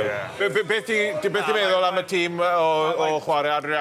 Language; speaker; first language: Welsh; non-native, learner; English